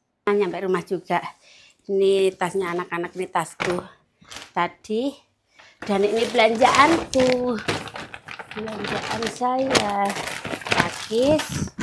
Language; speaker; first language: Indonesian; non-native, local second language; Javanese